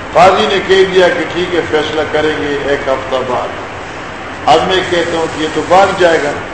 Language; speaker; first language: Urdu; non-native, local second language; Northern Hindko